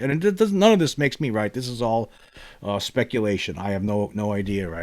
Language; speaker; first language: English; native; English